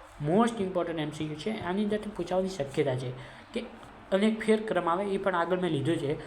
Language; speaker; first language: Gujarati; non-native, local second language; Marwari